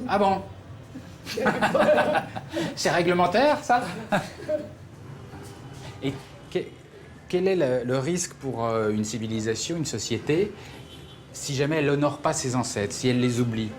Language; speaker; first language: French; native; French